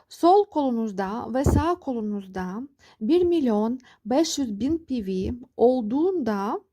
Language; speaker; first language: Turkish; non-native, fluent; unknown